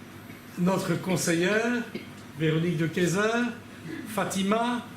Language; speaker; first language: French; native; French